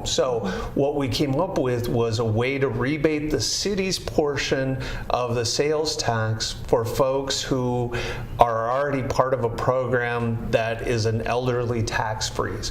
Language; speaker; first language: English; native; English